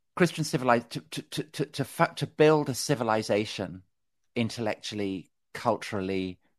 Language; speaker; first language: English; native; English